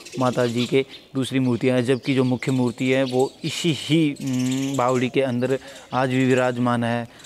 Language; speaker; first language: Hindi; native; Hindi